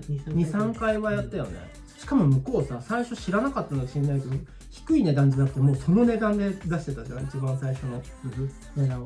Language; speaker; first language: Japanese; native; Japanese